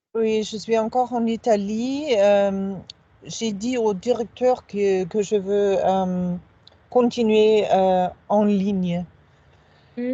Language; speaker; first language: French; non-native, fluent; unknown